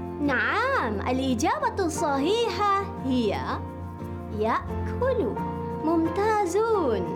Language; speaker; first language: Arabic; non-native, fluent; Malay